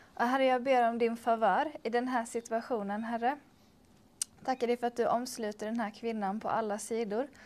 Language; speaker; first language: Swedish; native; Swedish